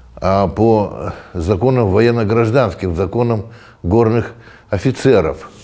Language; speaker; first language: Russian; native; Russian